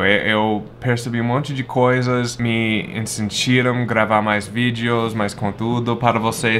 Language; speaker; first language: Portuguese; non-native, fluent; English